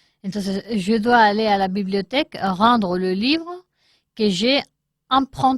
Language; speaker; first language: French; non-native, learner; Spanish